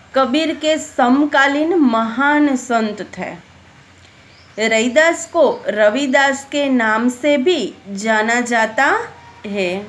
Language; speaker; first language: Hindi; non-native, local second language; Gujarati